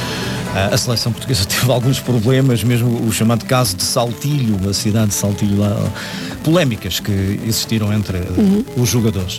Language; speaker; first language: Portuguese; native; Portuguese